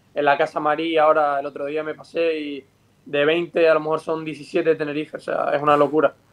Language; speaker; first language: Spanish; native; Spanish